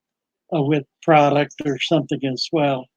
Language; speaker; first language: English; native; English